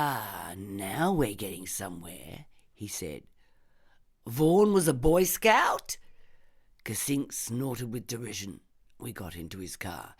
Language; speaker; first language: English; native; English